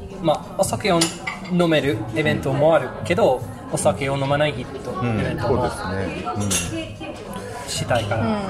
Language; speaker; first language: Japanese; non-native, learner; English